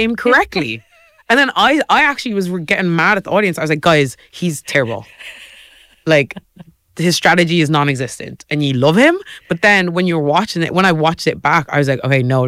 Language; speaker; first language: English; native; English